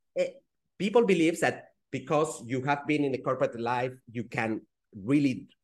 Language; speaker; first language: English; non-native, fluent; Spanish